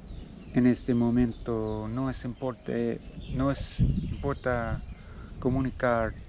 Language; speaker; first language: Spanish; non-native, learner; English